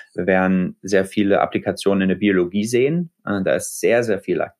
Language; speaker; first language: German; native; German